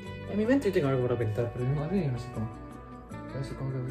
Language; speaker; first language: Spanish; early bilingual, heritage; Spanish